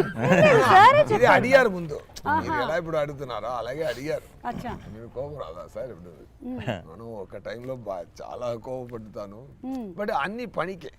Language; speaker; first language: Telugu; non-native, fluent; Tamil